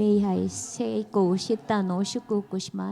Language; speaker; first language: Japanese; non-native, learner; Korean